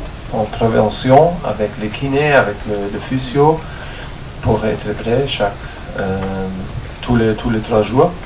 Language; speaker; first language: French; non-native, learner; German